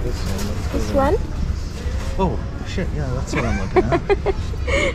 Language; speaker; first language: English; native; English